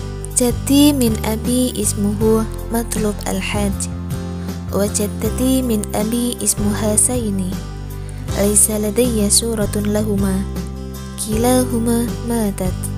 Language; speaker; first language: Arabic; non-native, learner; Indonesian